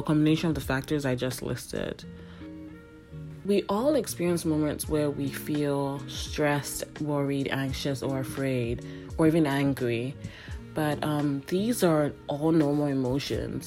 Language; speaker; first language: English; non-native, local second language; Akan